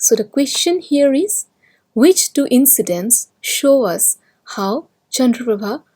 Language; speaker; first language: English; non-native, local second language; Assamese